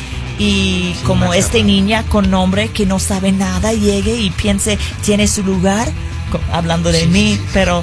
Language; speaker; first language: Spanish; non-native, fluent; English